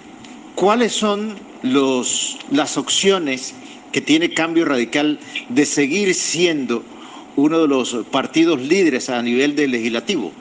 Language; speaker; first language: Spanish; native; Spanish